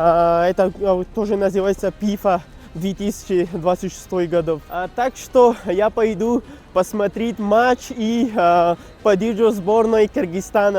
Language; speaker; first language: Russian; non-native, learner; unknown